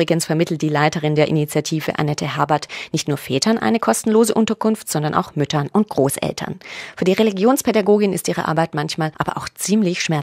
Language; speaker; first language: German; native; German